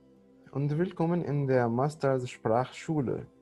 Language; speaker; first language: German; non-native, fluent; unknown